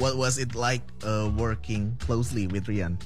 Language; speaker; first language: English; non-native, fluent; Indonesian